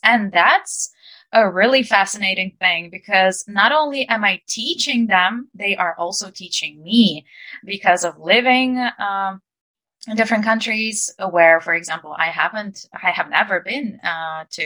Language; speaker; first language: English; non-native, fluent; Ukrainian